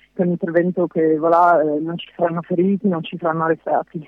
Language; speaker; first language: Italian; non-native, fluent; French